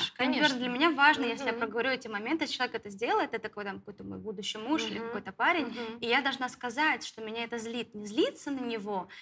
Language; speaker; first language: Russian; native; Russian